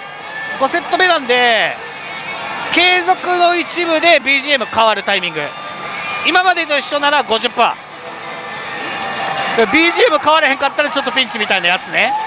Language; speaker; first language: Japanese; native; Japanese